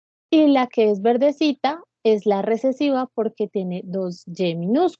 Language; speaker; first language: Spanish; native; Spanish